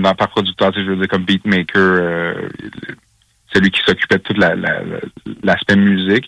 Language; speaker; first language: French; native; French